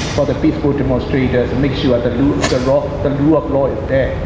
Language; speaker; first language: English; non-native, fluent; Burmese